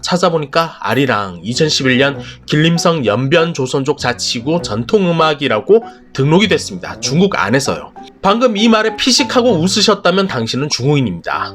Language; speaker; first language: Korean; native; Korean